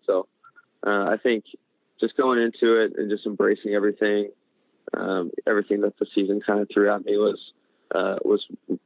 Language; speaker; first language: English; native; English